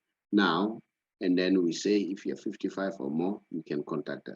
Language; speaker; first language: English; non-native, local second language; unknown